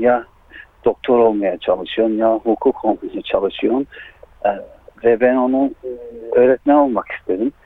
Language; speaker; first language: Turkish; early bilingual, heritage; Turkish